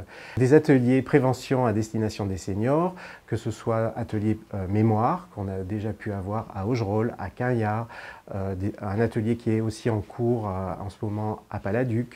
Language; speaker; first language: French; native; French